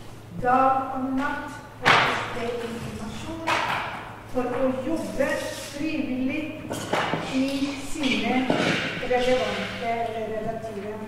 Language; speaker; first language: Norwegian; non-native, fluent; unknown